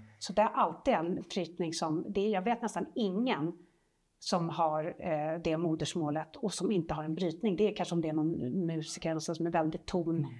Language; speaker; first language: Swedish; native; Swedish